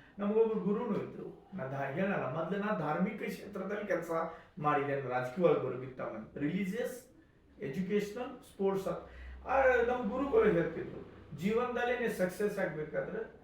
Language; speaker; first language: Kannada; native; Kannada